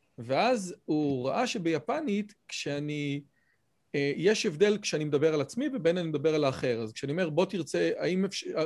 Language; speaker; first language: Hebrew; native; Hebrew